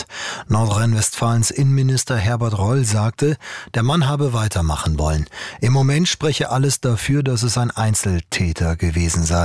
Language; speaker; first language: German; native; German